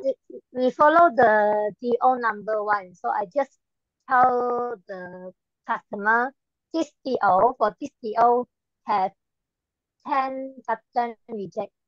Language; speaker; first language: English; non-native, learner; Malay